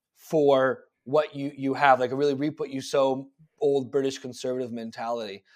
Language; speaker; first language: English; native; English